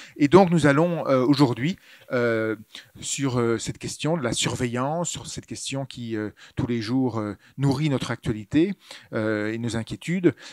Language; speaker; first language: French; native; French